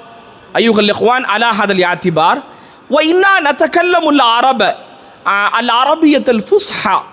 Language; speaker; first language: Arabic; non-native, fluent; Tamil